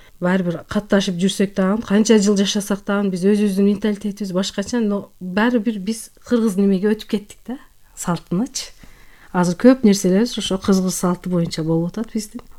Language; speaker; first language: Kyrgyz; non-native, local second language; Turkish